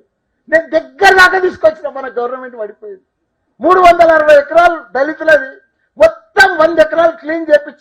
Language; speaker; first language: Telugu; native; Telugu